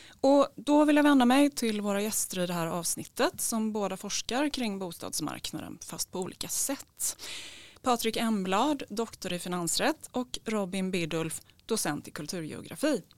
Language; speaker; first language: Swedish; native; Swedish